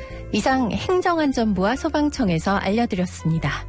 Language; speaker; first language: Korean; native; Korean